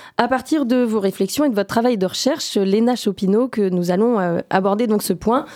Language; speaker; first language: French; native; French